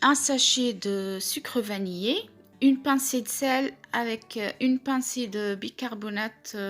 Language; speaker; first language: French; non-native, local second language; Arabic